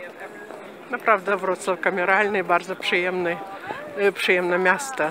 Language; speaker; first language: Polish; non-native, fluent; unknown